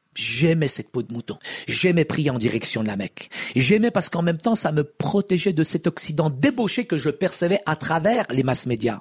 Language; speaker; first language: French; early bilingual, other home language; Arabic